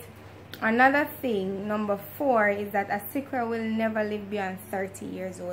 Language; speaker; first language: English; native; English